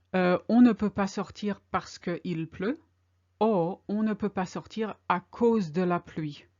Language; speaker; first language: French; non-native, fluent; English